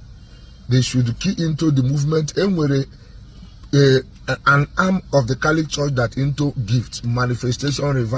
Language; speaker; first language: English; non-native, local second language; Igbo